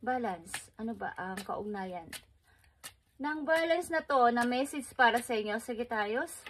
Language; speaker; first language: Filipino; native; Filipino